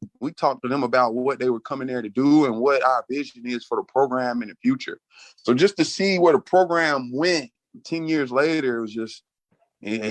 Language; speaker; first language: English; native; English